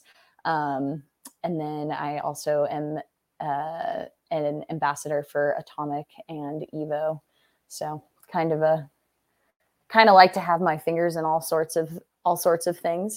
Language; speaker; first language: English; native; English